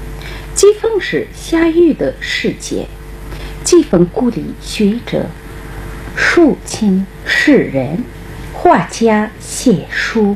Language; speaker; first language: Chinese; non-native, fluent; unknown